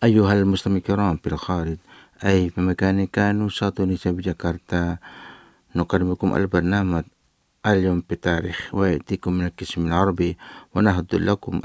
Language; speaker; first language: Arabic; non-native, fluent; Indonesian